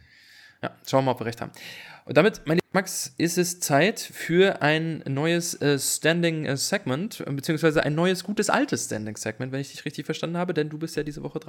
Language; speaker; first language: German; native; German